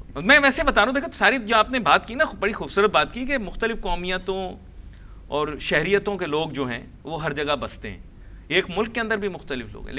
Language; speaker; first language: Urdu; non-native, local second language; Punjabi